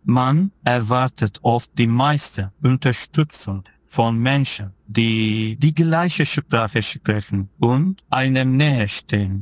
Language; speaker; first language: German; non-native, fluent; Turkish